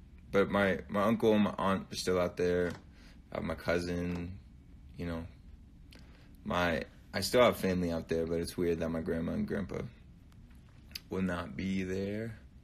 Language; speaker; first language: English; native; English